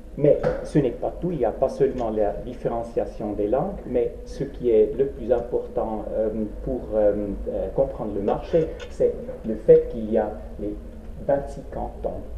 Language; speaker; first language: French; non-native, local second language; Swiss German